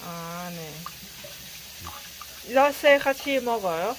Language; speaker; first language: Korean; non-native, learner; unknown